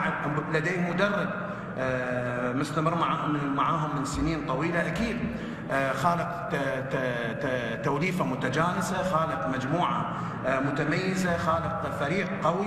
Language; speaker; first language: Arabic; native; Arabic